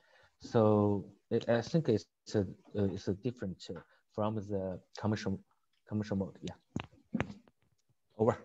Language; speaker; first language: English; non-native, learner; Chinese